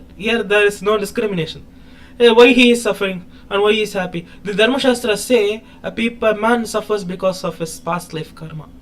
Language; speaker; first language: English; non-native, local second language; Tamil